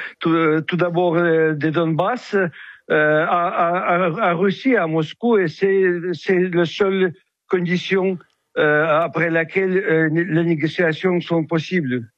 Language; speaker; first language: French; non-native, fluent; Ukrainian